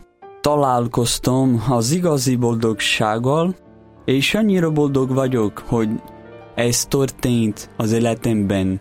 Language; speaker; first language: Hungarian; non-native, learner; Portuguese